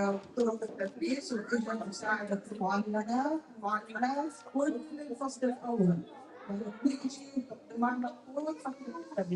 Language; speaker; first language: Arabic; native; Arabic